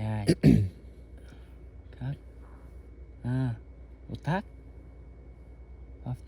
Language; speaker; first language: Russian; non-native, local second language; Tajik